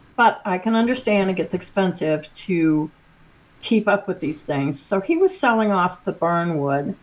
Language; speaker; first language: English; native; English